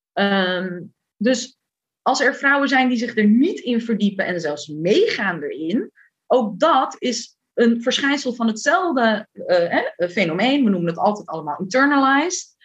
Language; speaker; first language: Dutch; early bilingual, other home language; Turkish